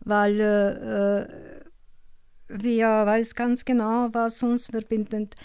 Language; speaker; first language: German; non-native, learner; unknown